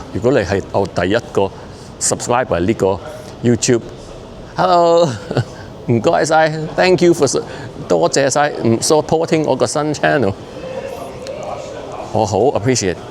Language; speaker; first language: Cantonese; early bilingual, heritage; Cantonese